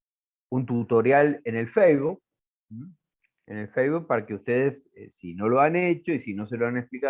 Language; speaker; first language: Spanish; native; Spanish